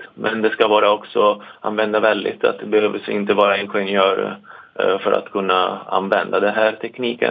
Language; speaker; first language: Swedish; non-native, fluent; Italian